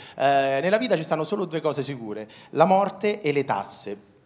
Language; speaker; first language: Italian; native; Italian